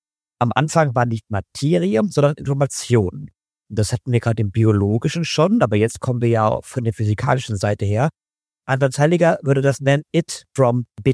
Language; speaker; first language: German; native; German